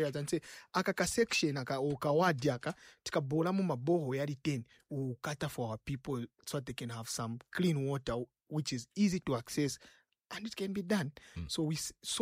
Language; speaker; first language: English; non-native, local second language; Bemba